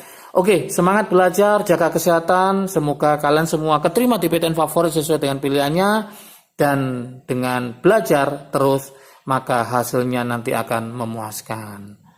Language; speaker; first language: Indonesian; native; Indonesian